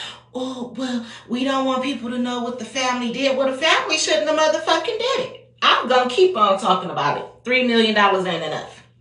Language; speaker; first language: English; native; English